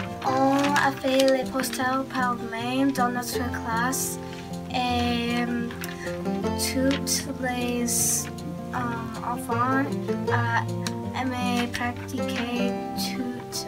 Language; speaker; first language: French; non-native, learner; English